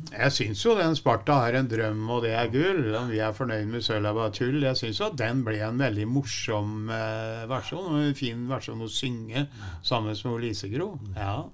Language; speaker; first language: Norwegian; native; Norwegian